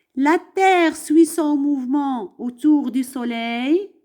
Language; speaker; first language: French; non-native, local second language; Arabic